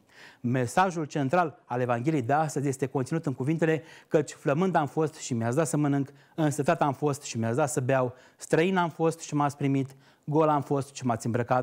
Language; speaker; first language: Romanian; native; Romanian